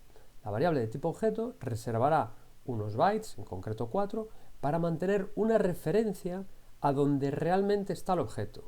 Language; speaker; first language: Spanish; native; Spanish